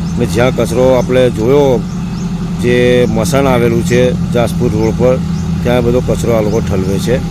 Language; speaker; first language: Gujarati; native; Gujarati